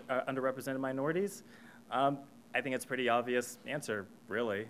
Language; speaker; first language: English; native; English